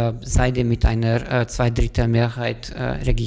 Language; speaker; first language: German; non-native, fluent; Hungarian